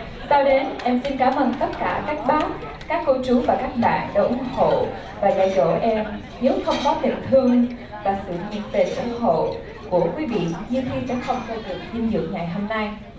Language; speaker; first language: Vietnamese; early bilingual, heritage; Vietnamese